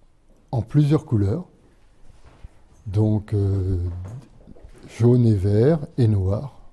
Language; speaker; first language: French; native; French